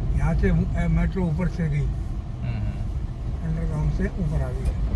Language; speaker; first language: Hindi; native; Hindi